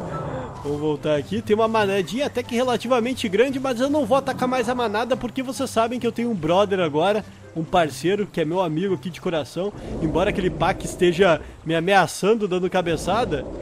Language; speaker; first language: Portuguese; native; Portuguese